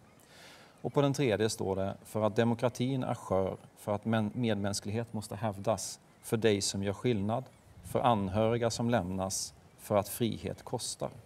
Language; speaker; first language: Swedish; native; Swedish